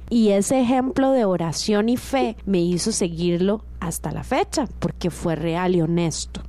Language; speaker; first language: Spanish; native; Spanish